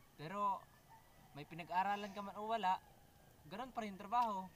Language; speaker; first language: Filipino; non-native, local second language; Bikol